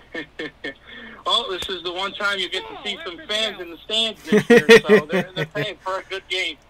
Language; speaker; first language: English; native; English